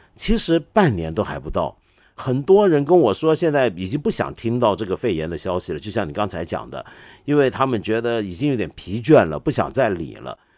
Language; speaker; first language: Chinese; non-native, local second language; Cantonese